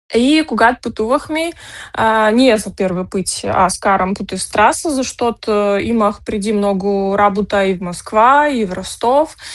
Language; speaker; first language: Bulgarian; early bilingual, heritage; Bulgarian